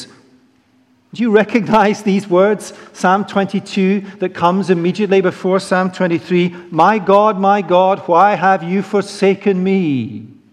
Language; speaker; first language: English; native; English